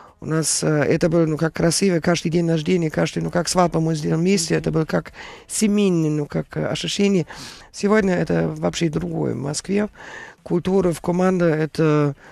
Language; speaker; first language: Russian; non-native, learner; German